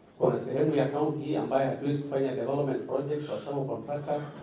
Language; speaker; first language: Swahili; non-native, local second language; Somali